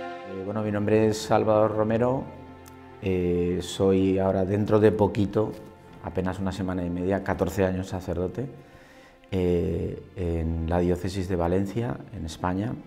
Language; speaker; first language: Spanish; native; Spanish